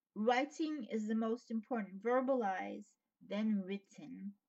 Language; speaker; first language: English; native; English